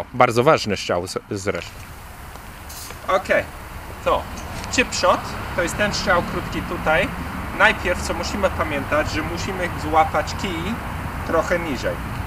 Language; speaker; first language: Polish; early bilingual, heritage; Polish